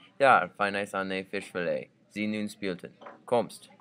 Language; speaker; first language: German; non-native, learner; English